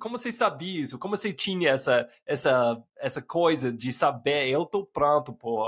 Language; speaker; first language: Portuguese; non-native, fluent; English